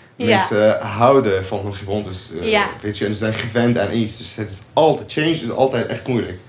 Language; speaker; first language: Dutch; non-native, fluent; Arabic